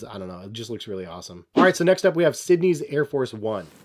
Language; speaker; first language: English; native; English